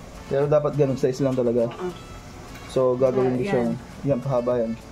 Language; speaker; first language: Filipino; native; Filipino